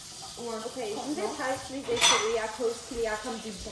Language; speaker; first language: French; non-native, local second language; English